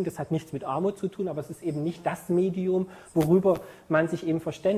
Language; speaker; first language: German; native; German